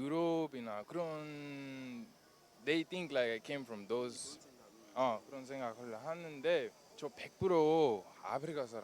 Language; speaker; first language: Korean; non-native, learner; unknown